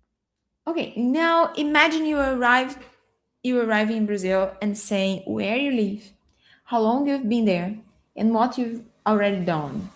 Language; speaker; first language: English; non-native, fluent; Portuguese